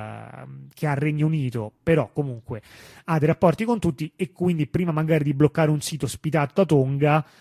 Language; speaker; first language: Italian; native; Italian